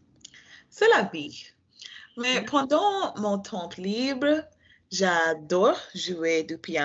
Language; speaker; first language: French; non-native, learner; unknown